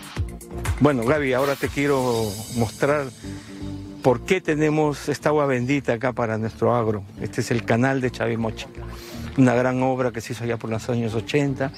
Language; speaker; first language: Spanish; native; Spanish